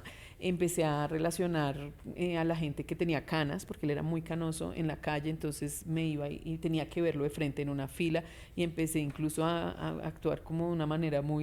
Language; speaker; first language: Spanish; native; Spanish